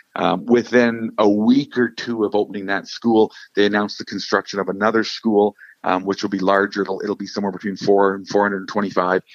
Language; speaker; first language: English; native; English